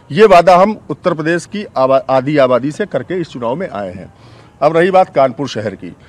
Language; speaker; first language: Hindi; native; Hindi